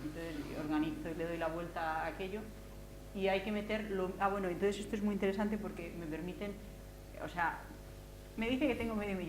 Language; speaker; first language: Spanish; native; Spanish